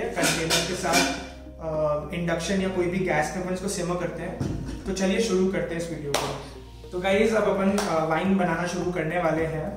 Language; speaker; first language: Hindi; native; Hindi